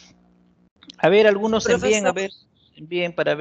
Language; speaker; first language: Spanish; native; Spanish